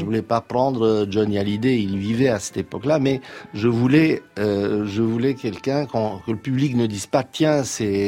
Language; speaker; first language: French; non-native, fluent; Romanian